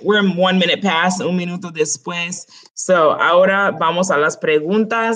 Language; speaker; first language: Spanish; early bilingual, heritage; Spanish